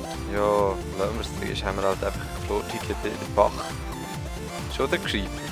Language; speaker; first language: German; native; German